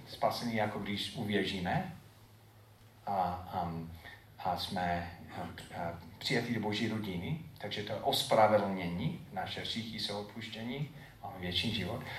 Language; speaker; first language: Czech; non-native, fluent; English